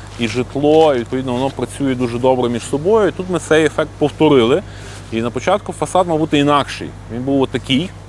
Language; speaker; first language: Ukrainian; native; Ukrainian